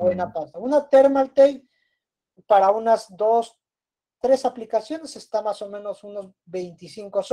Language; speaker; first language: Spanish; native; Spanish